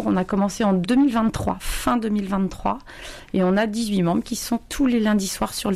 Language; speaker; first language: French; native; French